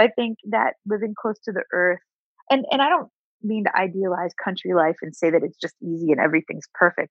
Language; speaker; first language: English; native; English